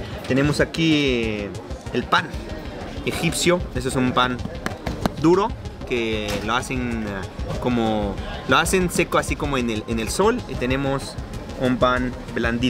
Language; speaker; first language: Spanish; non-native, fluent; Arabic